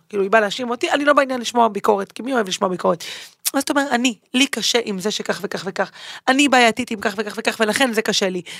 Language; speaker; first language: Hebrew; native; Hebrew